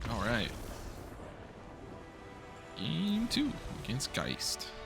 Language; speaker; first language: English; native; English